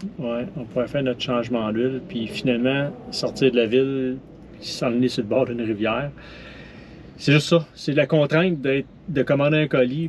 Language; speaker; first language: French; native; French